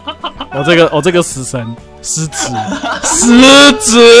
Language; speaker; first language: Chinese; native; Chinese